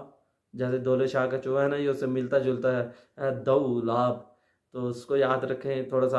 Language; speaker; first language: Urdu; native; Urdu